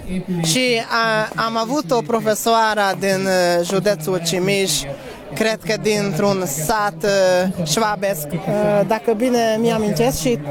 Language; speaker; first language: Romanian; non-native, learner; Hungarian